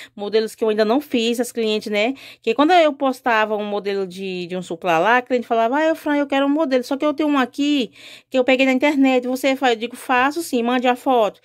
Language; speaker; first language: Portuguese; native; Portuguese